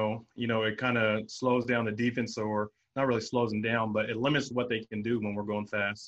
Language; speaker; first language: English; native; English